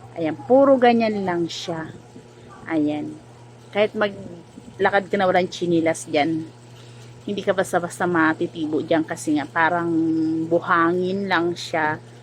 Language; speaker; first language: Filipino; non-native, local second language; Masbatenyo